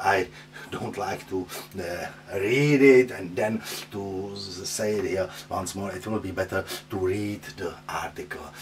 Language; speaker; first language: English; non-native, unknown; Czech